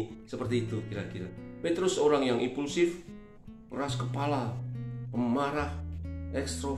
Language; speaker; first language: Indonesian; native; Indonesian